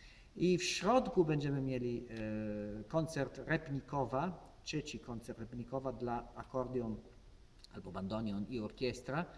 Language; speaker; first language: Polish; non-native, learner; Italian